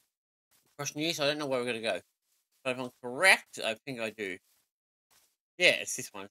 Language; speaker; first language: English; native; English